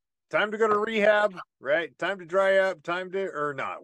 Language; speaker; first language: English; native; English